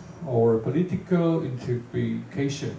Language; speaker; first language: English; non-native, fluent; Chinese